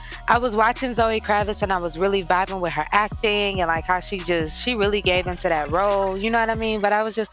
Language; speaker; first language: English; native; English